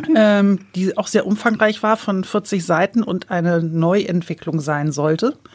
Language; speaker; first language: German; native; German